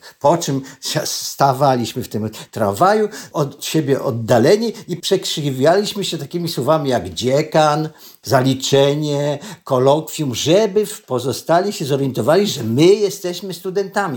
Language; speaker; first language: Polish; native; Polish